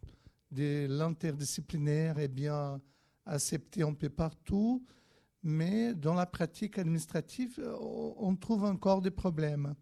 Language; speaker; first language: French; non-native, fluent; Portuguese